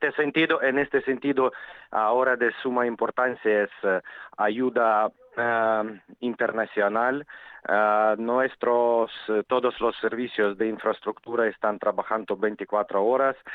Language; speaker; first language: Spanish; non-native, fluent; Ukrainian